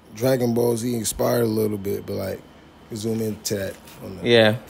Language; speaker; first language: English; native; English